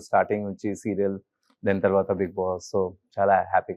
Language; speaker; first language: Telugu; non-native, learner; Hindi